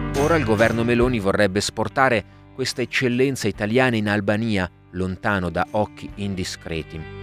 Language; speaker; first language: Italian; native; Italian